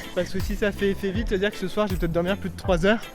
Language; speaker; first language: French; native; French